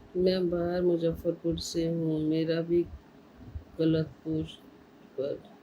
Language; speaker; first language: Hindi; non-native, local second language; Bangla